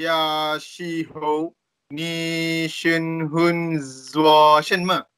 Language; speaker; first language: Chinese; non-native, learner; Malay